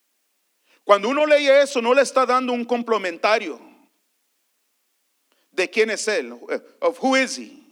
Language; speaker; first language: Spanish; early bilingual, heritage; Spanish